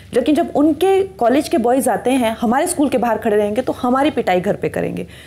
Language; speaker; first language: Hindi; native; Hindi